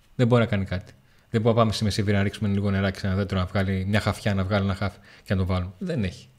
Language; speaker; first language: Greek; native; Greek